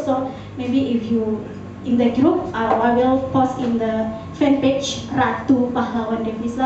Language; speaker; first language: English; non-native, learner; Indonesian